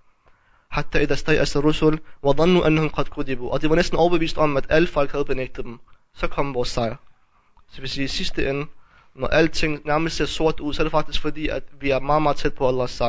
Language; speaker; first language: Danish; early bilingual, other home language; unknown